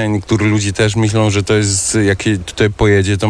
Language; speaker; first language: Polish; early bilingual, heritage; German